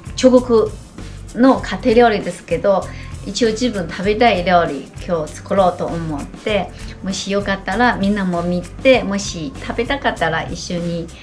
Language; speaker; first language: Japanese; non-native, fluent; Chinese